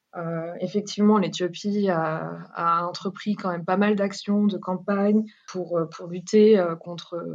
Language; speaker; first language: French; native; French